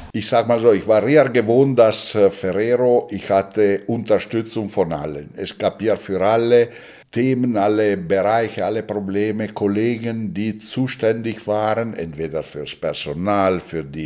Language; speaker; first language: German; non-native, fluent; Italian